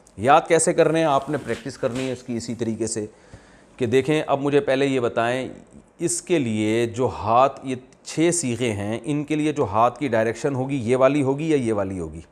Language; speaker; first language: Urdu; native; Urdu